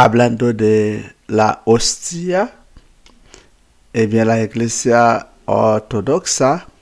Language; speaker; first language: Spanish; non-native, fluent; Haitian Creole